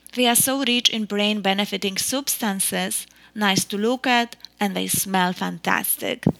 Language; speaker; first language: English; non-native, fluent; Polish